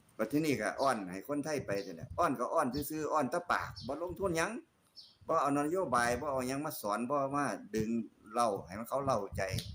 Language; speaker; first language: Thai; native; Thai